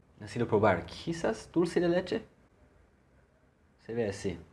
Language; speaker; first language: Spanish; non-native, learner; English